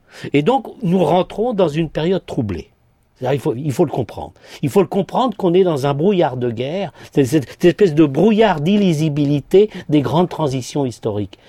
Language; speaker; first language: French; native; French